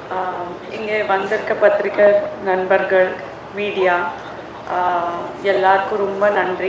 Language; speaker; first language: Tamil; non-native, local second language; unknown